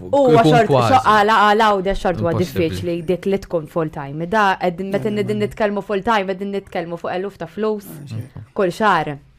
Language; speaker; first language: Maltese; native; Maltese